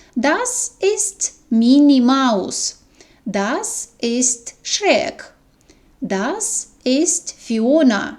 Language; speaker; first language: German; non-native, fluent; Ukrainian